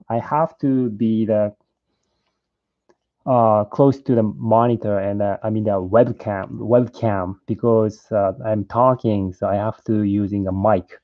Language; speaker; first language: English; non-native, learner; Japanese